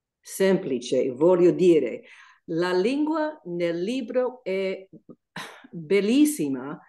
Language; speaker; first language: Italian; non-native, learner; English